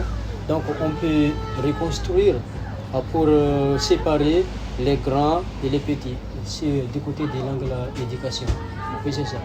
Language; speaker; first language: French; non-native, local second language; Malagasy